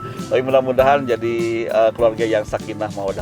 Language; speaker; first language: Indonesian; non-native, local second language; Sundanese